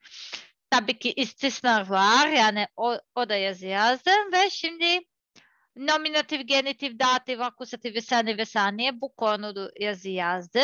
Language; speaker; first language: Turkish; non-native, learner; Serbian